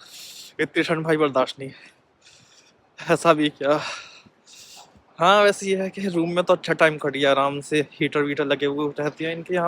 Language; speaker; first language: Hindi; native; Hindi